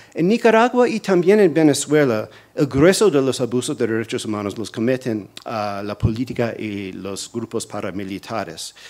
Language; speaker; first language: Spanish; non-native, fluent; English